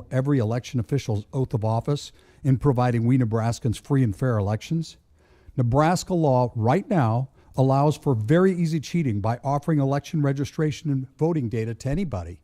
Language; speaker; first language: English; native; English